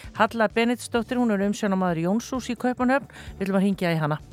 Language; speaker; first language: Icelandic; native; Icelandic